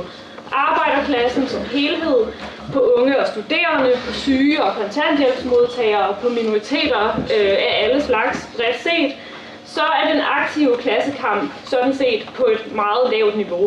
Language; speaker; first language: Danish; native; Danish